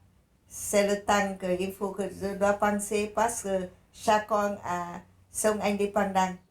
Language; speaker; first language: French; non-native, learner; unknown